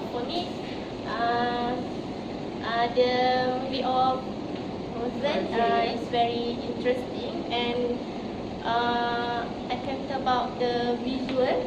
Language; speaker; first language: English; non-native, local second language; Malay